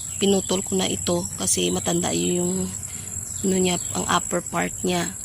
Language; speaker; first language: Filipino; native; Filipino